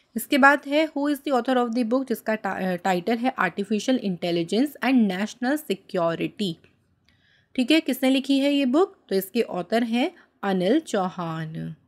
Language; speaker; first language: Hindi; native; Hindi